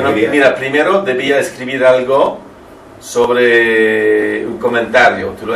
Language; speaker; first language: Spanish; non-native, learner; French